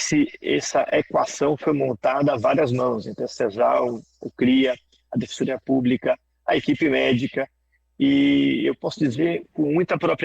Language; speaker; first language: Portuguese; native; Portuguese